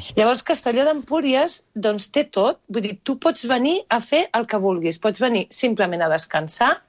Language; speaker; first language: Catalan; non-native, local second language; Spanish